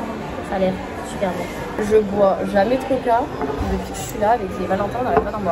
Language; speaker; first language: French; native; French